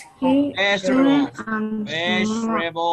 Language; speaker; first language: English; non-native, learner; Spanish